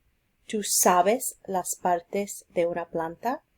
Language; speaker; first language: Spanish; non-native, fluent; English